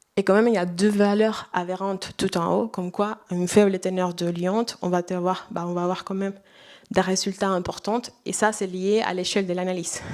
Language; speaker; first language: French; non-native, fluent; Spanish